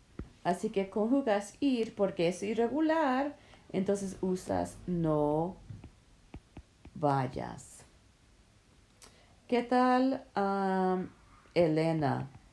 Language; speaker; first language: Spanish; non-native, fluent; English